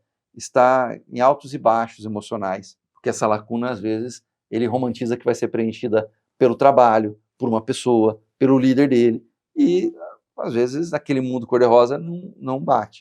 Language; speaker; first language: Portuguese; native; Portuguese